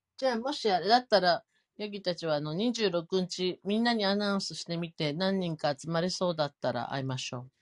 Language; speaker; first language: Japanese; native; Japanese